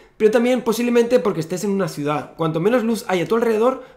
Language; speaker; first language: Spanish; native; Spanish